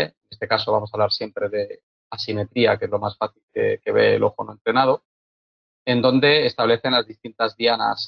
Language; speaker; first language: Spanish; native; Spanish